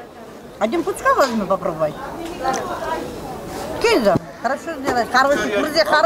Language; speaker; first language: Russian; non-native, learner; Georgian